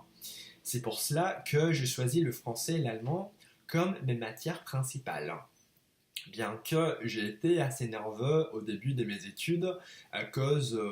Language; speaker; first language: French; non-native, fluent; English